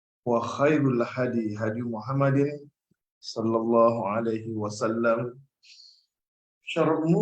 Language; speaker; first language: Arabic; non-native, fluent; Malay